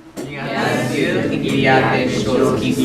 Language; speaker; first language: French; non-native, learner; English